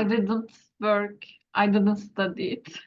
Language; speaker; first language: English; non-native, learner; Turkish